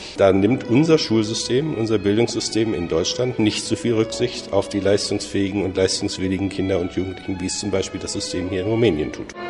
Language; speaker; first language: German; native; German